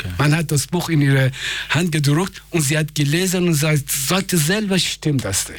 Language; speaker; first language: German; non-native, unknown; Persian